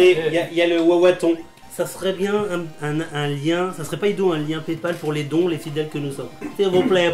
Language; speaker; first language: French; native; French